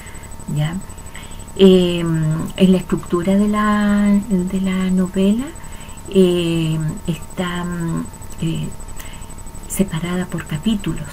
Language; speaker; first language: Spanish; native; Spanish